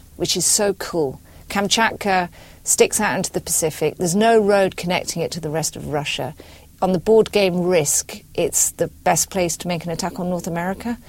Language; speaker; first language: English; native; English